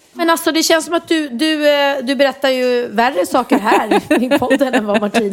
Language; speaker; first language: Swedish; native; Swedish